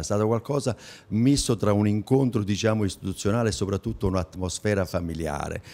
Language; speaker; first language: Italian; native; Italian